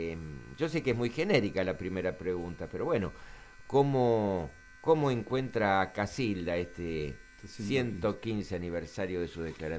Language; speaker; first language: Spanish; native; Spanish